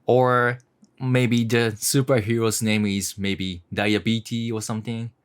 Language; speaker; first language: English; non-native, learner; Japanese